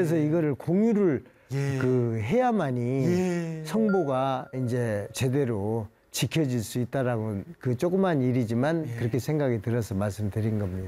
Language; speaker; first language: Korean; native; Korean